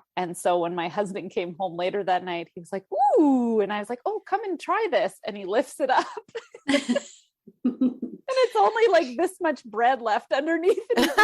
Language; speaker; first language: English; native; English